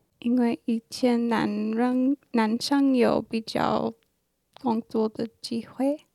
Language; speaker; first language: Chinese; non-native, learner; English